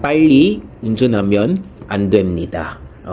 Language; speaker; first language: Korean; non-native, fluent; Filipino